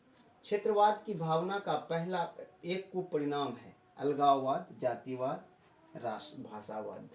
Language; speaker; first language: Hindi; native; Hindi